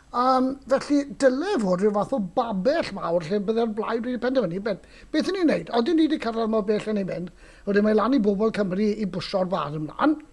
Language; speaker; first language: Welsh; native; Welsh